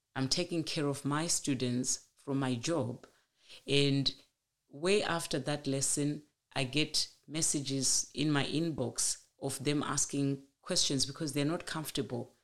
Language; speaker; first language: English; non-native, local second language; Shona